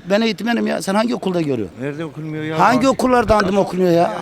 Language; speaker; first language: Turkish; native; Turkish